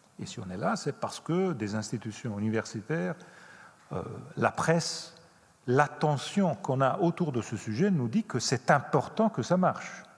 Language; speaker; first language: French; non-native, fluent; Italian